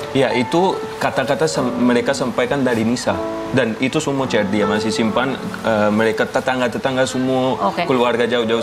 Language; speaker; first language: Indonesian; non-native, fluent; Hindi